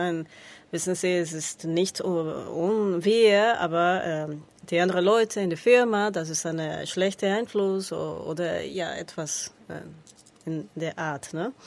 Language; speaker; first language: German; non-native, learner; Spanish